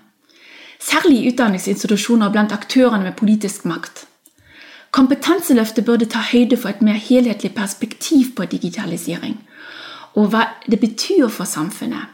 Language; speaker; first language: Norwegian; non-native, fluent; German